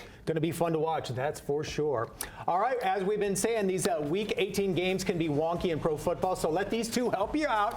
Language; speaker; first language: English; native; English